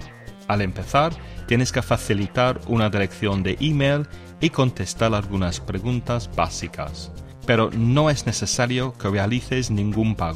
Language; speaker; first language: Spanish; non-native, fluent; English